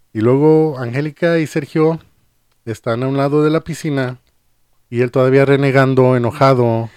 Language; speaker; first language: Spanish; early bilingual, heritage; Spanish